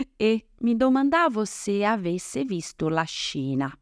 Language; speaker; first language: Italian; non-native, fluent; Portuguese